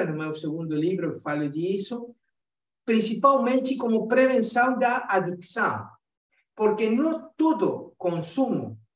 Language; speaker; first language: Portuguese; non-native, fluent; Spanish